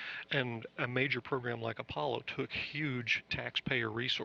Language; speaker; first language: English; native; English